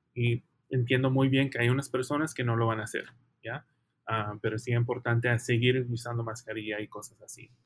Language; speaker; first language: Spanish; early bilingual, heritage; Spanish